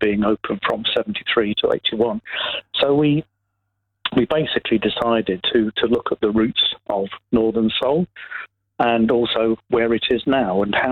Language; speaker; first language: English; native; English